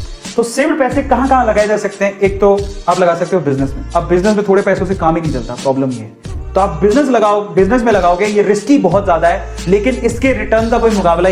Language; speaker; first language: Hindi; native; Hindi